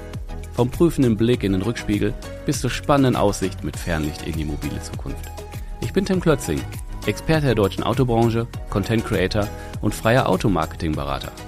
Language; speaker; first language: German; native; German